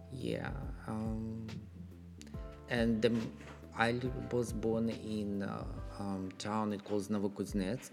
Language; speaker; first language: English; non-native, learner; Russian